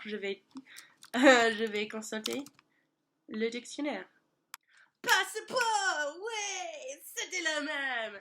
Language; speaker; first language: French; non-native, learner; English